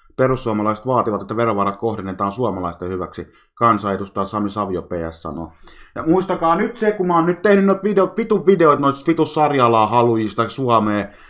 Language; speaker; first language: Finnish; native; Finnish